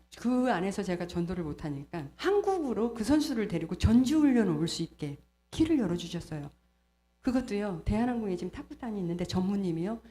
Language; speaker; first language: Korean; native; Korean